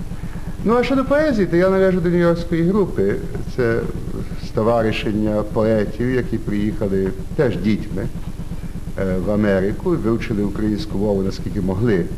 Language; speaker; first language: Ukrainian; early bilingual, heritage; Ukrainian